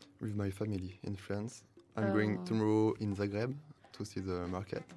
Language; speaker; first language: English; non-native, learner; French